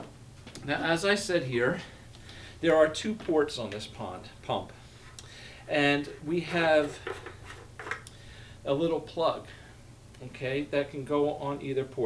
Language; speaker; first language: English; native; English